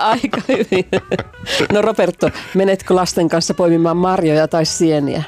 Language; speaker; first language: Finnish; native; Finnish